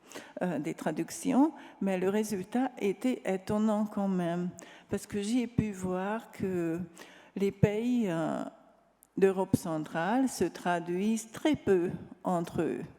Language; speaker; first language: French; non-native, fluent; Hungarian